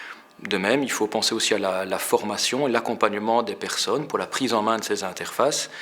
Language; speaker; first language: French; native; French